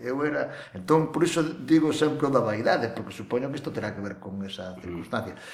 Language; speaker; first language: Galician; native; Galician